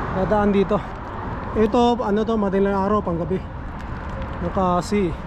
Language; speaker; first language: Filipino; non-native, local second language; Cebuano